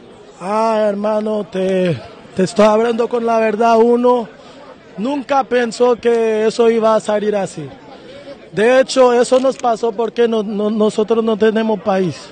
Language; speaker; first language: Spanish; non-native, fluent; Haitian Creole